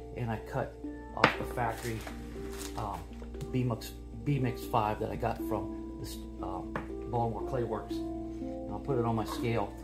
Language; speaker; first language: English; native; English